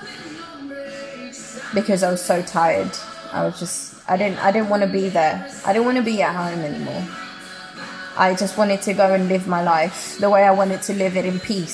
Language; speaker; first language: English; native; English